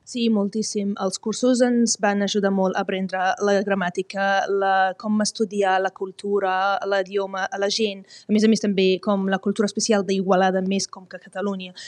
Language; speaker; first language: Catalan; non-native, fluent; Arabic